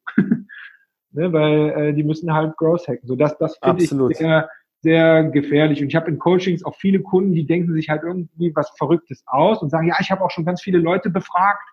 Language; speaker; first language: German; native; German